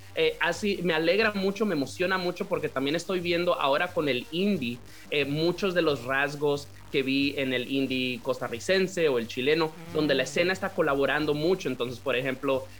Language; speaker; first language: Spanish; native; Spanish